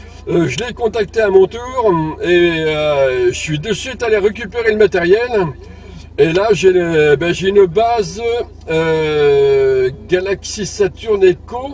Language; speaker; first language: French; native; French